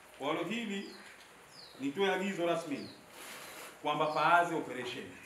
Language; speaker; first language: Swahili; native; Swahili